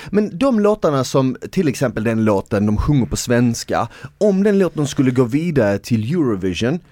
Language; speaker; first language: Swedish; early bilingual, other home language; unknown